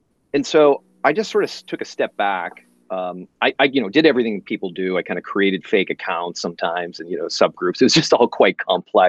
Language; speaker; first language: English; native; English